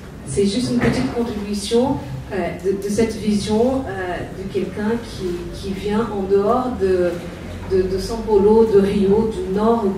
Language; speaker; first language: French; non-native, fluent; Portuguese